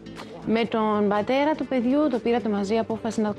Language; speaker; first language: Greek; native; Greek